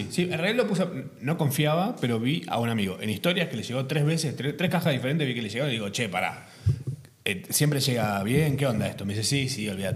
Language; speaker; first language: Spanish; native; Spanish